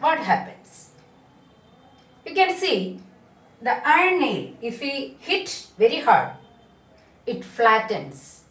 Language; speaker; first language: English; non-native, local second language; Malayalam